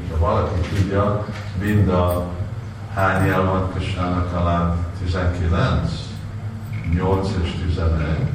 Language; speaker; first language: Hungarian; non-native, learner; Russian